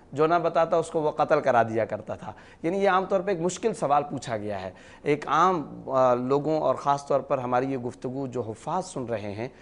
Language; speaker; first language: Urdu; native; Urdu